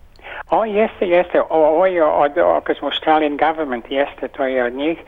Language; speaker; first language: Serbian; early bilingual, heritage; Serbian